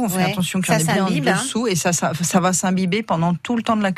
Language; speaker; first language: French; native; French